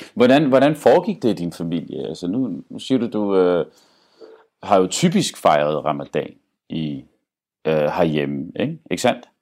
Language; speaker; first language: Danish; early bilingual, other home language; Arabic